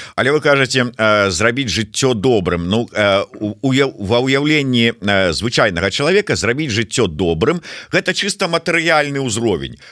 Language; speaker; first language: Belarusian; native; Belarusian